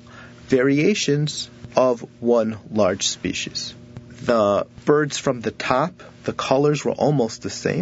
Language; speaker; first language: English; native; English